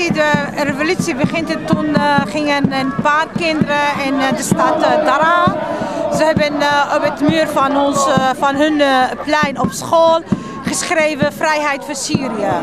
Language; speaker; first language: Dutch; non-native, fluent; Arabic